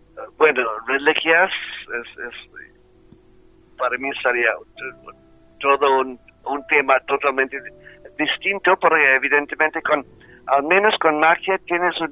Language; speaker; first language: Spanish; non-native, fluent; English